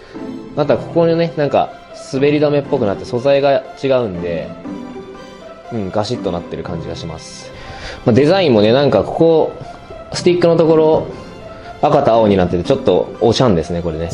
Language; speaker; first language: Japanese; native; Japanese